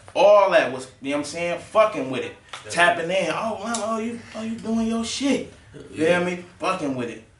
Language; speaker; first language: English; native; English